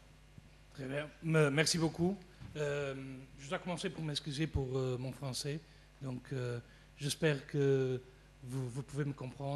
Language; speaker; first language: French; non-native, fluent; Portuguese